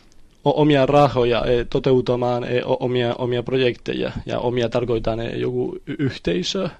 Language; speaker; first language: Finnish; non-native, learner; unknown